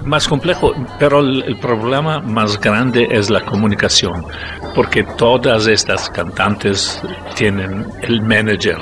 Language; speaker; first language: Spanish; non-native, learner; Italian